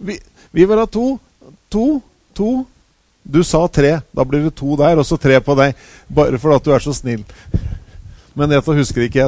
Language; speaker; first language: Norwegian; native; Norwegian